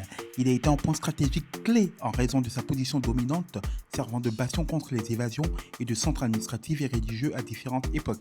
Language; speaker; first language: French; native; French